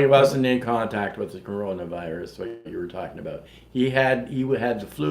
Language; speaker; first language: English; native; English